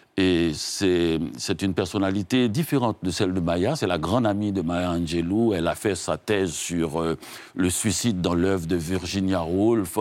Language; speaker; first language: French; non-native, local second language; Haitian Creole